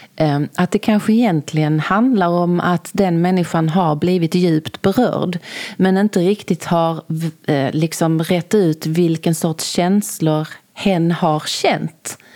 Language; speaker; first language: Swedish; native; Swedish